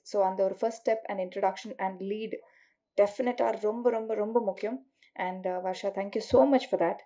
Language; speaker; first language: Tamil; non-native, learner; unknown